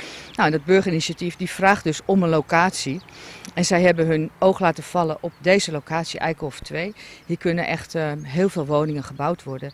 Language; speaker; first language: Dutch; native; Dutch